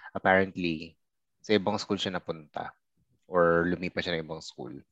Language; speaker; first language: Filipino; native; Filipino